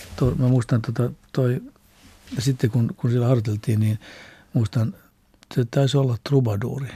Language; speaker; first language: Finnish; non-native, local second language; Swedish